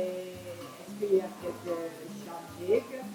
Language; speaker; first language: French; non-native, learner; Dutch